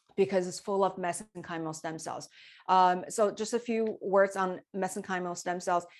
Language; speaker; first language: English; non-native, fluent; Chinese